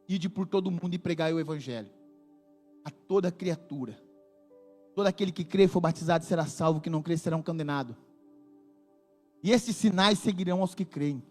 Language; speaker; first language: Portuguese; native; Portuguese